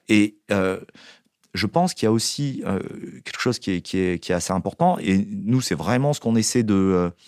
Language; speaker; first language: French; native; French